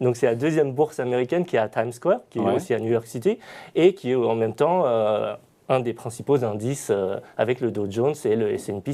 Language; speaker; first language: French; native; French